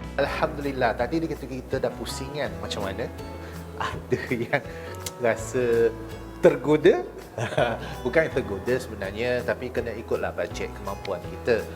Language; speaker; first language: Malay; non-native, local second language; Chinese